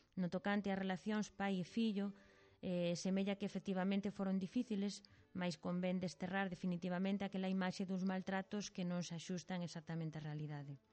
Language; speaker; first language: Galician; native; Galician